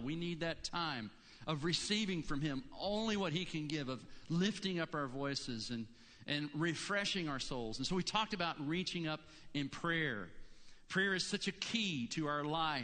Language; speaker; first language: English; native; English